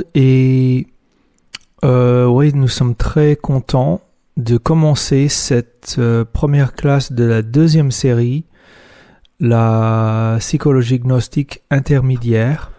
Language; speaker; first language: French; non-native, fluent; English